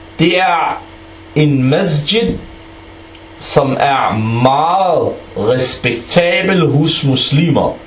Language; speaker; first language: Danish; early bilingual, other home language; Arabic